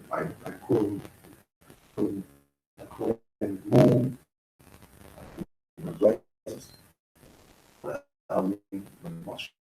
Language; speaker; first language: English; non-native, learner; Spanish